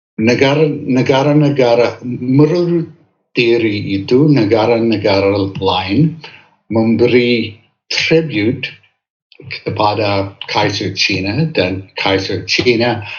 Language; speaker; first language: Indonesian; non-native, fluent; English